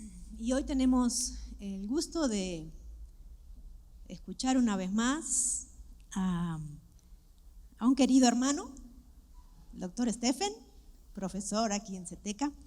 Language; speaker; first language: Spanish; native; Spanish